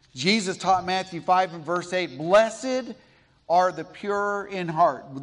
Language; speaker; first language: English; native; English